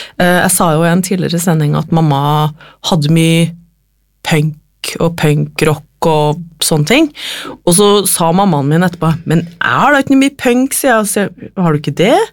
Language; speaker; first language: Norwegian; native; Norwegian